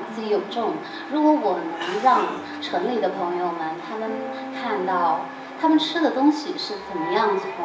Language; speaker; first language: Chinese; native; Chinese